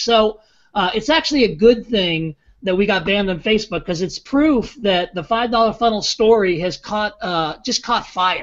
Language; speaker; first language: English; native; English